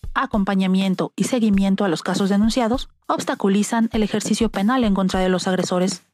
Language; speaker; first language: Spanish; native; Spanish